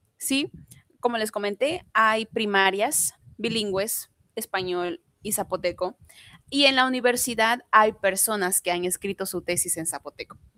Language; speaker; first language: Spanish; non-native, local second language; Zapotec